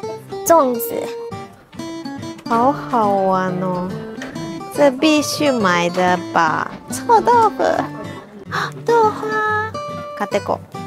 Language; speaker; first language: Chinese; non-native, fluent; Japanese